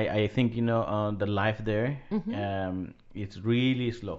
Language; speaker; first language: English; non-native, fluent; Spanish